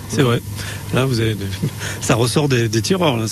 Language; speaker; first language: French; native; French